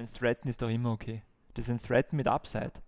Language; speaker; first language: German; native; German